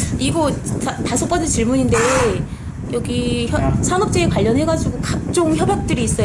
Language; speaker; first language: Korean; native; Korean